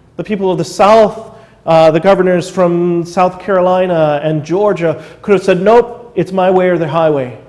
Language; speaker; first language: English; native; English